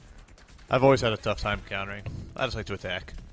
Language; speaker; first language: English; native; English